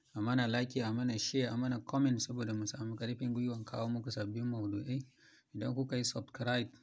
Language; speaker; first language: Hausa; non-native, local second language; Kanuri